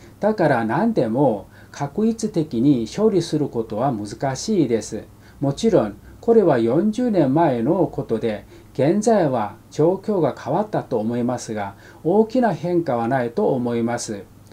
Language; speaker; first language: Japanese; non-native, fluent; Korean